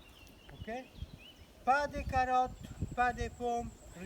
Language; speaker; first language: French; non-native, learner; Italian